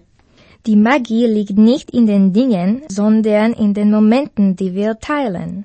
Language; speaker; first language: German; non-native, learner; Slovak